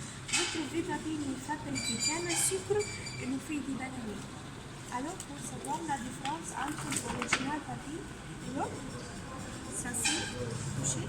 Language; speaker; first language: French; non-native, learner; Arabic